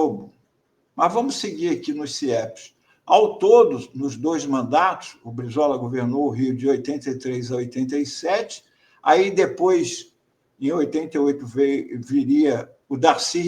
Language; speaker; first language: Portuguese; native; Portuguese